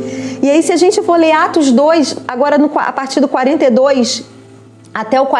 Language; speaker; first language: Portuguese; native; Portuguese